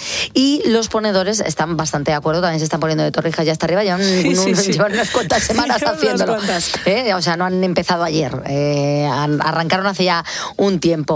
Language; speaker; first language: Spanish; native; Spanish